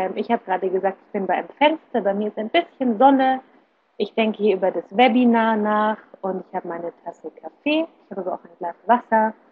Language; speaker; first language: German; native; German